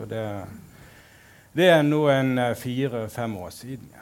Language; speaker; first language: Norwegian; non-native, fluent; German